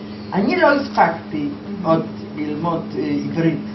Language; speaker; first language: Hebrew; non-native, fluent; Polish